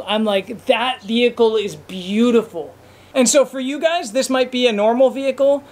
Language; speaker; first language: English; native; English